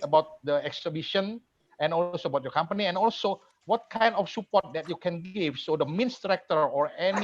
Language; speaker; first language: English; non-native, fluent; Indonesian